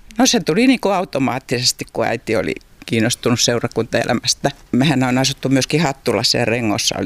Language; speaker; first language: Finnish; native; Finnish